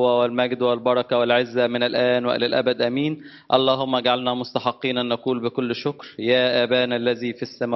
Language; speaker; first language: Arabic; native; Arabic